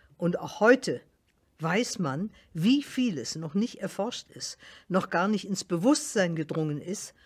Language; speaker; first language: German; native; German